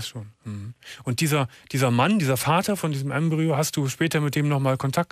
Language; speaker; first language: German; native; German